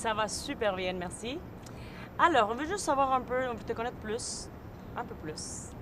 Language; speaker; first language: French; native; French